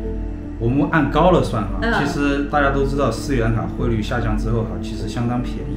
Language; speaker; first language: Chinese; native; Chinese